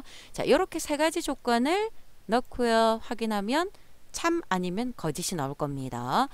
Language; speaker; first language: Korean; native; Korean